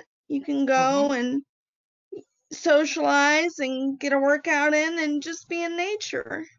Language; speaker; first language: English; native; English